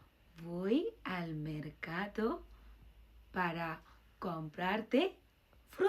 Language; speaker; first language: Spanish; non-native, fluent; Bangla